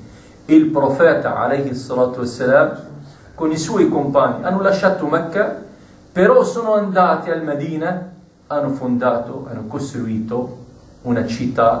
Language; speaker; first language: Italian; non-native, fluent; Arabic